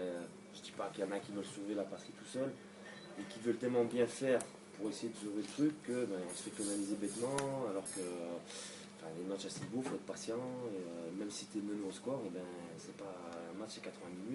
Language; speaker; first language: French; native; French